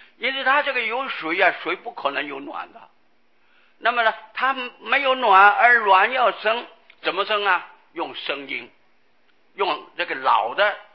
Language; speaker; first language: Chinese; non-native, local second language; Hakka Chinese